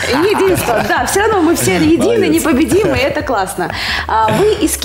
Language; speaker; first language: Russian; native; Russian